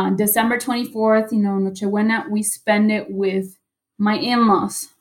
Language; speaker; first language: English; early bilingual, other home language; Spanish